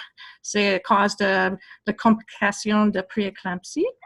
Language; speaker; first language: French; non-native, fluent; English